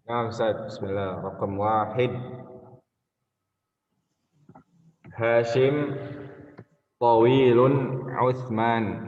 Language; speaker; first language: Arabic; non-native, learner; Indonesian